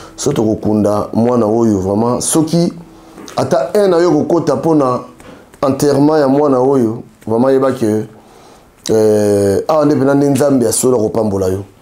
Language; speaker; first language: Lingala; native; Lingala